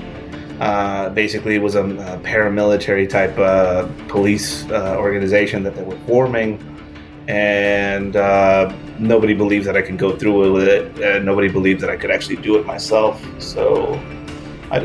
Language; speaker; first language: English; non-native, fluent; Spanish